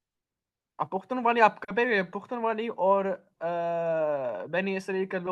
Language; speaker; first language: Hindi; non-native, learner; Urdu